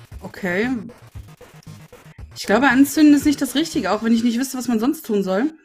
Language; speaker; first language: German; native; German